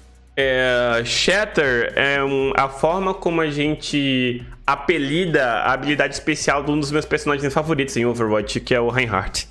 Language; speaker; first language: Portuguese; native; Portuguese